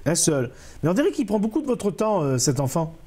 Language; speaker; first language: French; native; French